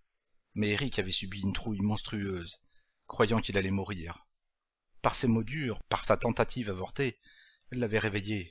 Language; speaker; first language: French; native; French